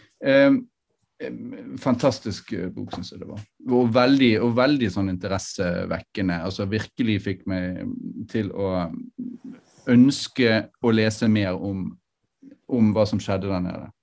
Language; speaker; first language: Norwegian; native; Norwegian